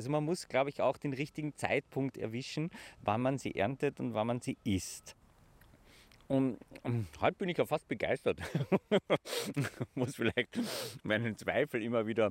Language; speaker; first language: German; native; German